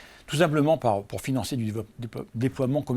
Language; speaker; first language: French; native; French